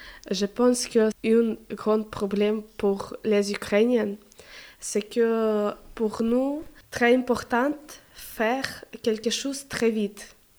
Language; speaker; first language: French; non-native, learner; Ukrainian